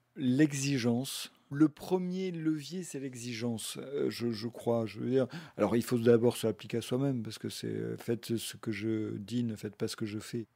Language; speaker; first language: French; native; French